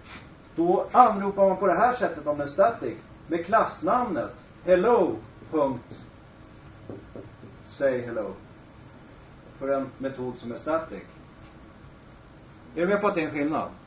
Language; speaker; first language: Swedish; native; Swedish